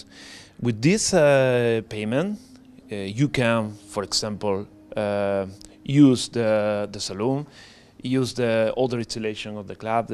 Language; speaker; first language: English; non-native, learner; Spanish